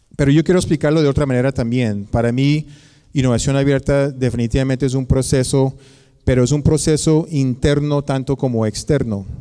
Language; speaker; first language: Spanish; early bilingual, heritage; Spanish